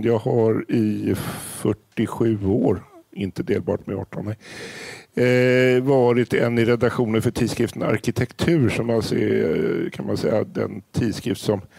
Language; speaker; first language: Swedish; native; Swedish